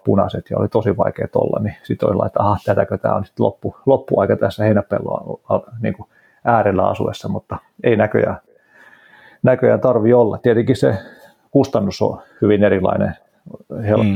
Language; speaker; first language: Finnish; native; Finnish